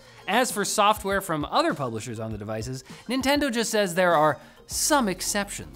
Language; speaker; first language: English; native; English